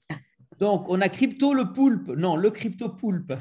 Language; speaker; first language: French; native; French